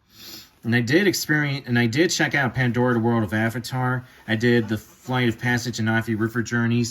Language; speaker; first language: English; native; English